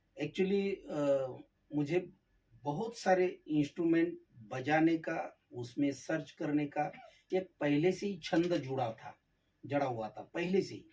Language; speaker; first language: Hindi; non-native, local second language; Marathi